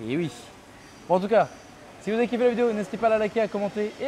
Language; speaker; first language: French; native; French